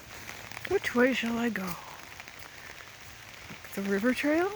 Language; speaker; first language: English; native; English